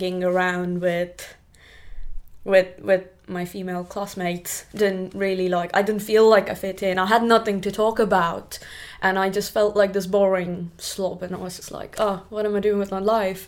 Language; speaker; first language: English; non-native, local second language; Marathi